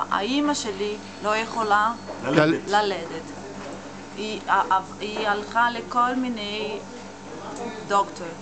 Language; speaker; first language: Hebrew; non-native, learner; English